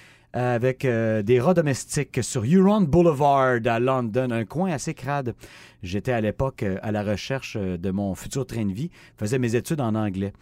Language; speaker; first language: French; native; French